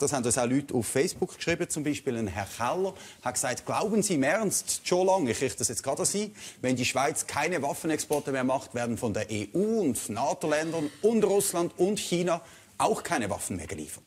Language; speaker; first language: German; native; German